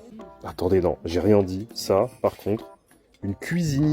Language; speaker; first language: French; native; French